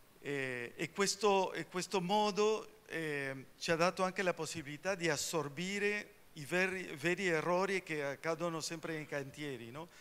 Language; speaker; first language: Italian; early bilingual, heritage; Spanish